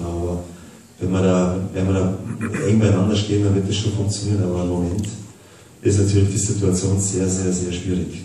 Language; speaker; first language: German; native; German